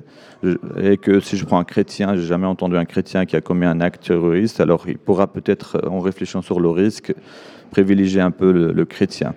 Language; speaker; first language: French; non-native, fluent; Arabic